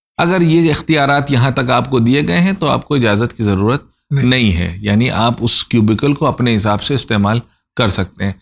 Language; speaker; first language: Urdu; native; Urdu